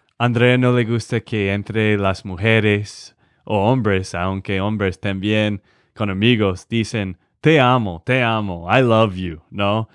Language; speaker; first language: Spanish; non-native, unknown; English